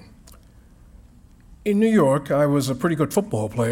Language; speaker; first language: English; native; English